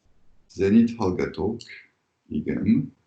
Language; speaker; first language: Hungarian; non-native, learner; French